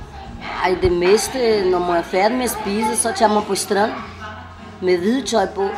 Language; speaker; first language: Danish; non-native, fluent; Portuguese